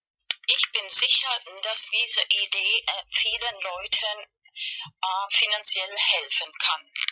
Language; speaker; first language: German; non-native, learner; Spanish